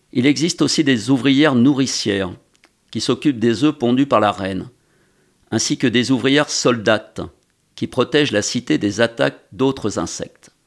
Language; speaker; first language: French; native; French